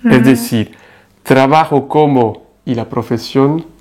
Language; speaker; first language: Spanish; non-native, fluent; French